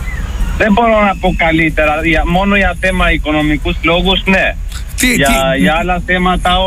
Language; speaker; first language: Greek; non-native, fluent; Albanian